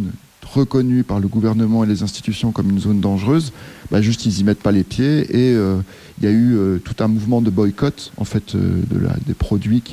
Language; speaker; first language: French; native; French